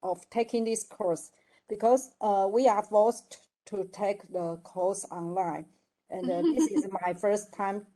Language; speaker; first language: English; non-native, learner; Chinese